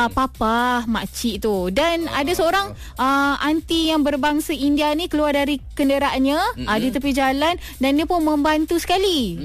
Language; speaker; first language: Malay; native; Malay